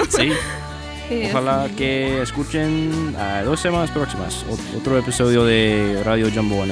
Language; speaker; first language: Spanish; non-native, fluent; English